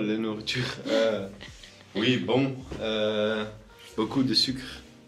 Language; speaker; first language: French; non-native, learner; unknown